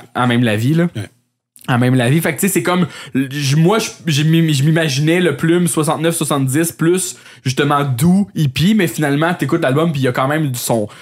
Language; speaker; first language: French; native; French